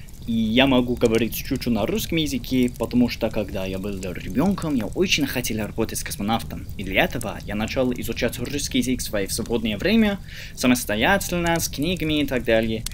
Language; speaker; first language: Russian; non-native, learner; Chinese